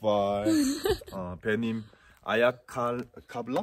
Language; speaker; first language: Turkish; non-native, learner; Korean